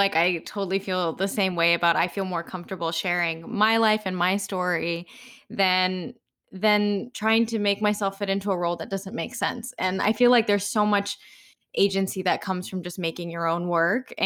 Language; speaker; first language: English; native; English